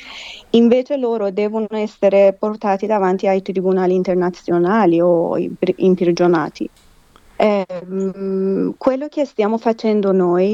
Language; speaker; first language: Italian; non-native, fluent; Persian